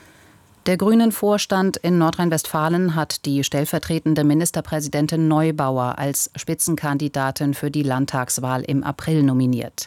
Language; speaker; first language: German; native; German